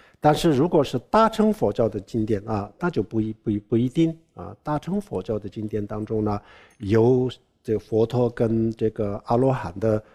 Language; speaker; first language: Chinese; non-native, local second language; Tibetan